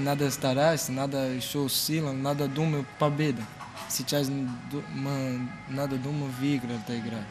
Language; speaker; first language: Russian; non-native, learner; Portuguese